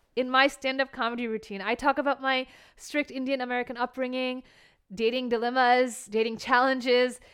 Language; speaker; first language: English; early bilingual, other home language; Bangla